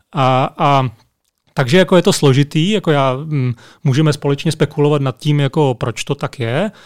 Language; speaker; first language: Czech; native; Czech